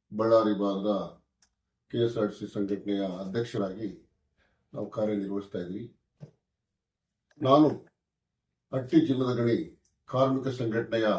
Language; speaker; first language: Kannada; native; Kannada